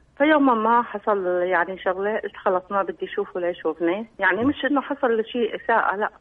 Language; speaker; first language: Arabic; native; Arabic